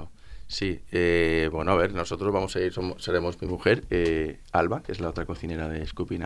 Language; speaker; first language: Spanish; native; Spanish